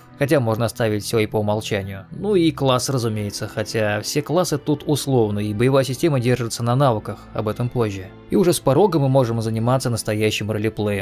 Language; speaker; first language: Russian; native; Russian